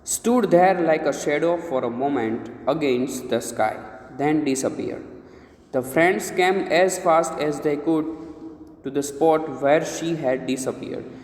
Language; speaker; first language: English; non-native, local second language; Gujarati